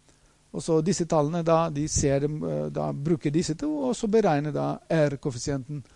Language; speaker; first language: Norwegian; non-native, fluent; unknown